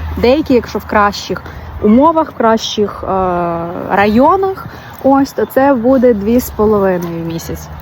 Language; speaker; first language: Ukrainian; non-native, local second language; Russian